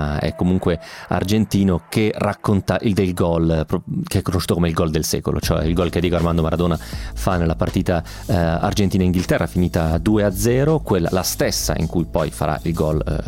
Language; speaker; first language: Italian; native; Italian